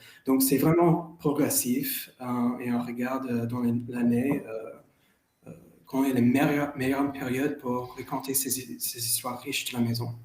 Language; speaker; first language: French; non-native, fluent; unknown